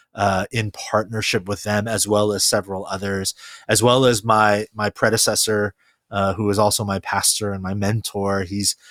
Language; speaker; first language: English; early bilingual, other home language; Korean